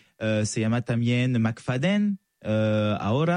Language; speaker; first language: Spanish; non-native, learner; French